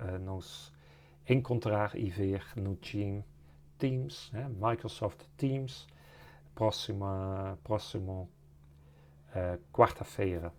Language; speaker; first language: Portuguese; non-native, fluent; Dutch